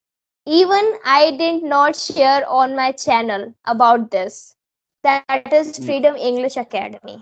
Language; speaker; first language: English; non-native, local second language; Hindi